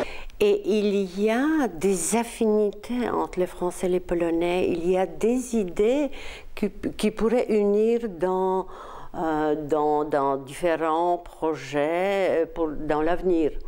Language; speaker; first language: French; non-native, fluent; Polish